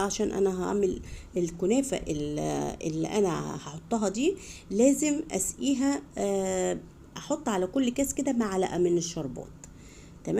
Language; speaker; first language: Arabic; native; Arabic